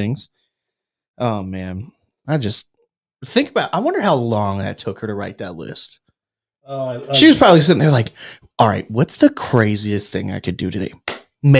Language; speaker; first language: English; native; English